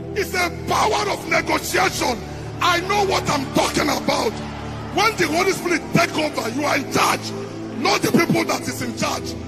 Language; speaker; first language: English; non-native, local second language; Igbo